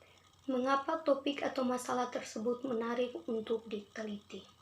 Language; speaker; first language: Indonesian; non-native, local second language; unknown